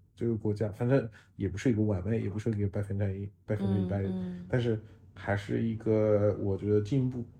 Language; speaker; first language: Chinese; non-native, fluent; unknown